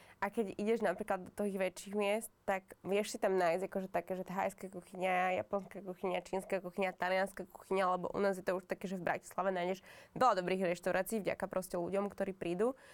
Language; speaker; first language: Slovak; native; Slovak